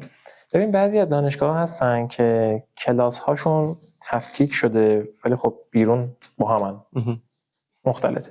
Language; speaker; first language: Persian; native; Persian